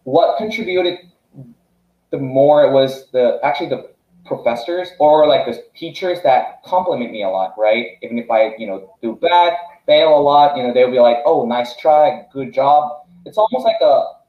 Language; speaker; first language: English; non-native, fluent; Korean